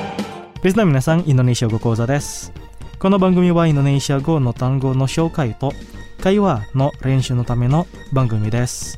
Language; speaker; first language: Japanese; non-native, fluent; Indonesian